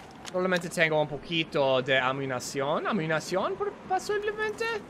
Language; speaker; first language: Spanish; non-native, learner; English